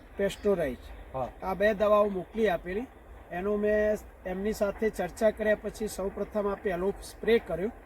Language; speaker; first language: Gujarati; native; Gujarati